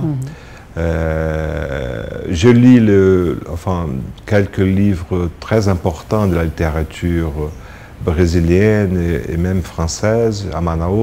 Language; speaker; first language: French; non-native, fluent; Portuguese